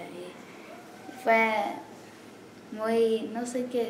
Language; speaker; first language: Spanish; early bilingual, heritage; English